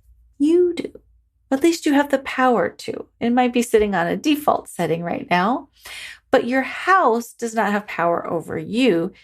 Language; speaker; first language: English; native; English